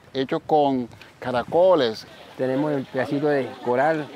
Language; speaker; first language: Spanish; native; Spanish